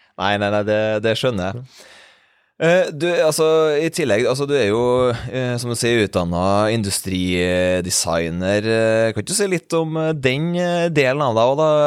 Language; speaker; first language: Norwegian; native; Norwegian